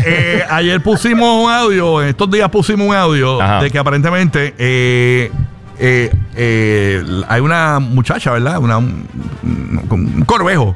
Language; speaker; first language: Spanish; native; Spanish